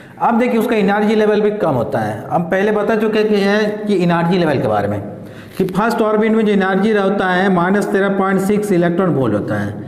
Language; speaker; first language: Hindi; native; Hindi